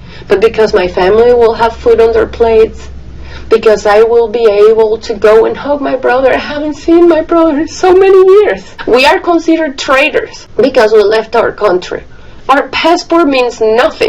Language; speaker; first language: English; non-native, fluent; Spanish